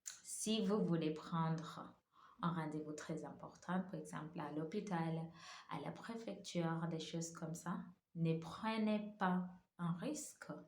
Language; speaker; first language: French; non-native, learner; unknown